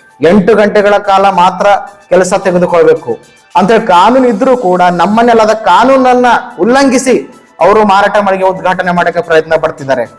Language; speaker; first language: Kannada; native; Kannada